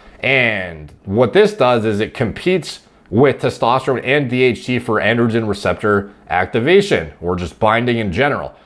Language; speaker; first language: English; native; English